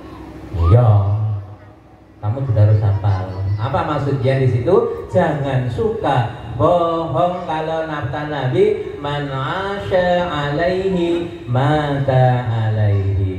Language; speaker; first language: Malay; non-native, local second language; Javanese